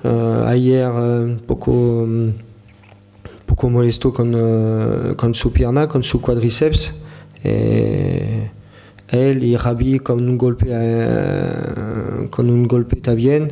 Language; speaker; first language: Spanish; non-native, fluent; French